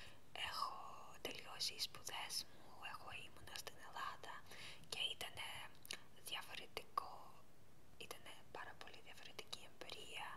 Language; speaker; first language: Greek; non-native, learner; Ukrainian